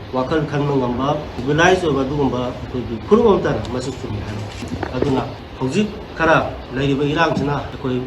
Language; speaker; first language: Manipuri; native; Manipuri